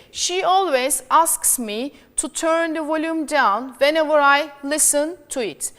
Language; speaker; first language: English; non-native, fluent; Turkish